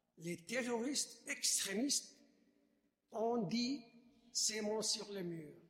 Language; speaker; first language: French; non-native, fluent; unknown